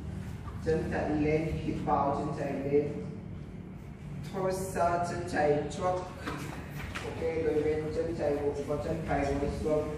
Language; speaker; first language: Vietnamese; non-native, learner; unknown